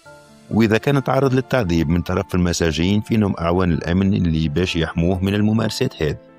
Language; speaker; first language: Arabic; native; Arabic